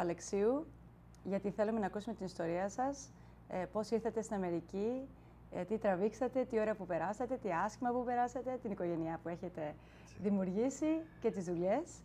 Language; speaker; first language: Greek; early bilingual, heritage; English